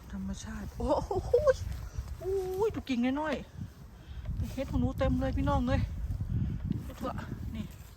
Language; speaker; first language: Thai; native; Thai